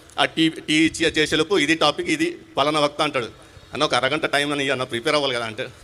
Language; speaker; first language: Telugu; non-native, local second language; Hindi